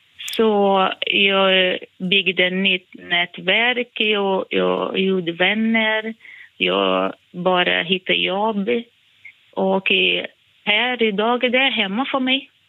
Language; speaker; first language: Swedish; non-native, fluent; Portuguese